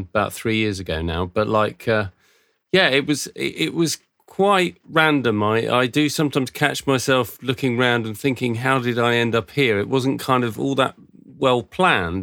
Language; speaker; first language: English; native; English